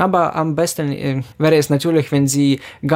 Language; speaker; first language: German; non-native, fluent; Ukrainian